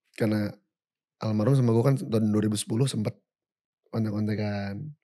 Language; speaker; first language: Indonesian; native; Indonesian